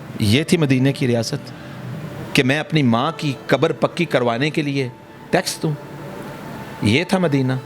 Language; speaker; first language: Urdu; non-native, local second language; Punjabi